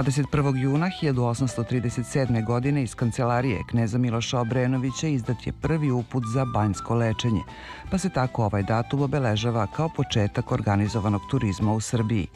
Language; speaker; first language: Serbian; native; Serbian